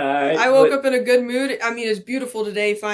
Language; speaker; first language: English; native; English